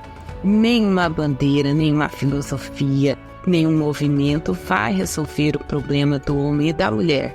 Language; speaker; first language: Portuguese; native; Portuguese